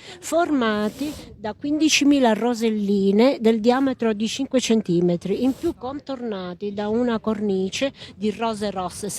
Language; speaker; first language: Italian; native; Italian